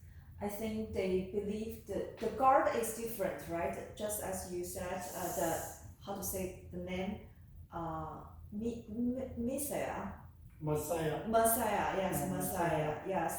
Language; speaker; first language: English; non-native, learner; Chinese